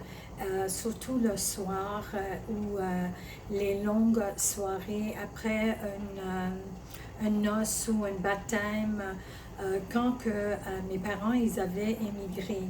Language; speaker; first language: French; early bilingual, other home language; Italian